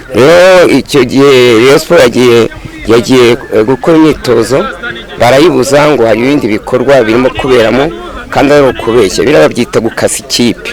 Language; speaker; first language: Kinyarwanda; native; Kinyarwanda